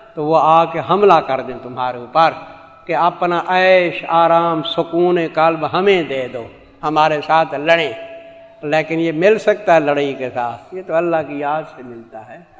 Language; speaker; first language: Urdu; non-native, local second language; Saraiki